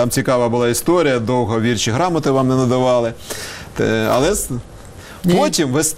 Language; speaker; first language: Ukrainian; native; Ukrainian